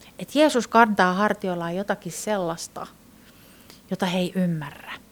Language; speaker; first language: Finnish; non-native, fluent; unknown